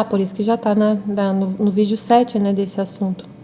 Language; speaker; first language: Portuguese; native; Portuguese